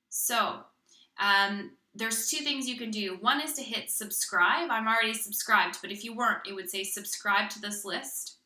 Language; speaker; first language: English; native; English